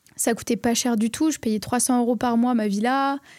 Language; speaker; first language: French; native; French